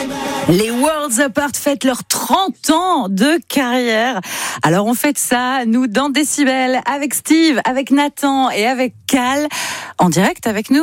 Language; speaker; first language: French; native; French